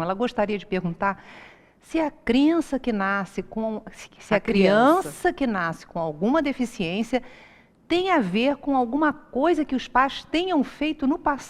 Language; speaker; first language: Portuguese; native; Portuguese